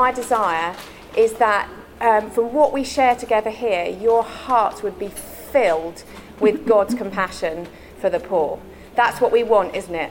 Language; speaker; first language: English; native; English